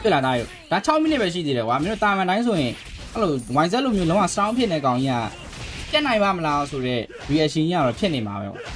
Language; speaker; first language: Burmese; native; Burmese